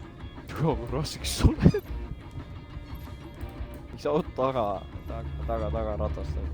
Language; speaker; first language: Estonian; native; Estonian